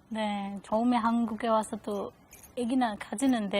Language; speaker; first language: Korean; non-native, learner; Nepali